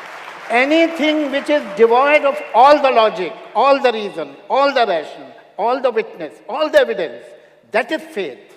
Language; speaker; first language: English; non-native, local second language; Hindi